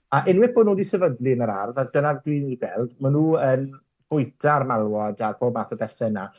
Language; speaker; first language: Welsh; native; Welsh